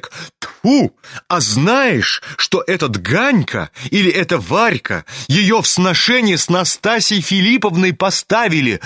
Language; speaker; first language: Russian; native; Russian